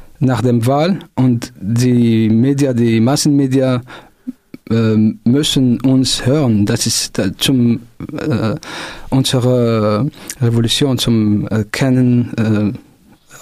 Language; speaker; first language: German; non-native, local second language; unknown